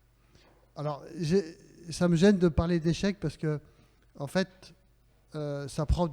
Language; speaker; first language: French; native; French